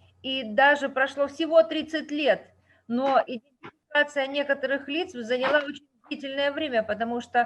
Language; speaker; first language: Russian; native; Russian